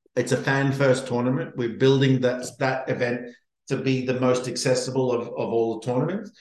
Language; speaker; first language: English; native; English